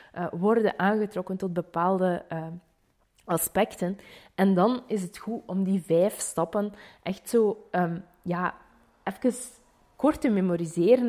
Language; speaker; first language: Dutch; native; Dutch